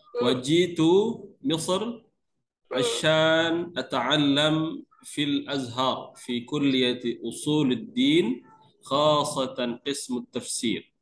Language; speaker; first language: Arabic; non-native, learner; Indonesian